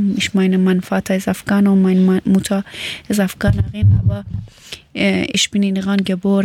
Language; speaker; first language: German; non-native, learner; Persian